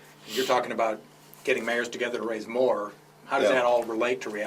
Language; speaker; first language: English; native; English